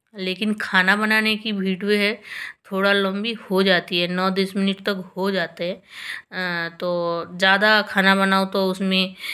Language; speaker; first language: Hindi; non-native, local second language; Bangla